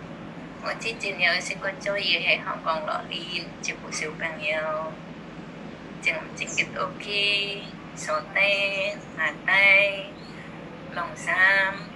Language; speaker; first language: Cantonese; non-native, learner; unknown